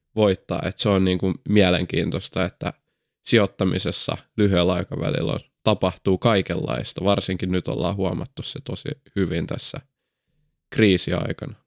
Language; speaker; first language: Finnish; native; Finnish